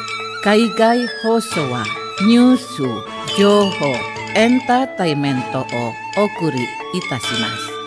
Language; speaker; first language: Japanese; non-native, learner; Indonesian